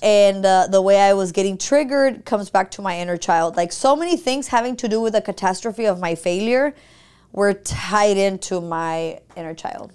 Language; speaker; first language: English; early bilingual, other home language; Spanish